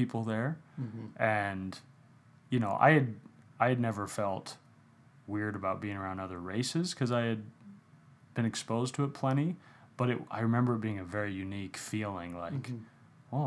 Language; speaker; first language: English; native; English